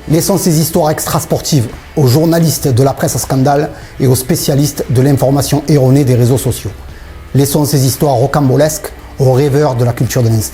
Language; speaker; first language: French; native; French